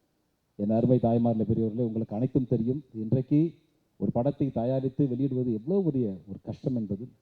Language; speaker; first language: Tamil; native; Tamil